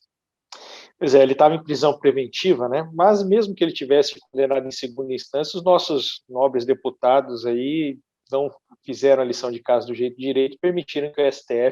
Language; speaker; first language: Portuguese; native; Portuguese